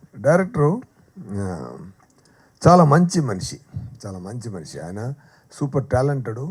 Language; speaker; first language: Telugu; non-native, local second language; Tamil